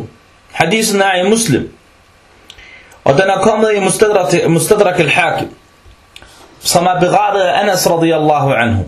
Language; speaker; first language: Danish; early bilingual, other home language; Arabic